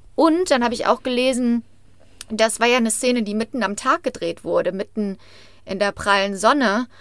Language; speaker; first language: German; native; German